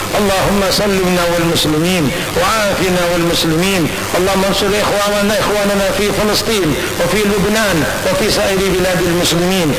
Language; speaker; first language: Arabic; non-native, fluent; Indonesian